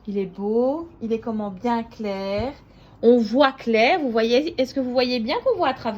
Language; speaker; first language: French; native; French